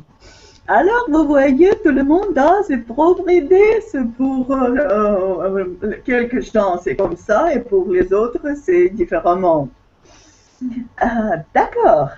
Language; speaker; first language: French; non-native, fluent; Russian